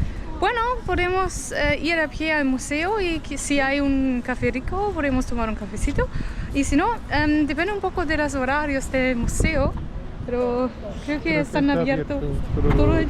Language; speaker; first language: Spanish; non-native, fluent; German